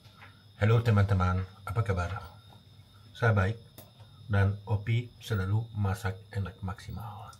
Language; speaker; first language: Indonesian; non-native, learner; French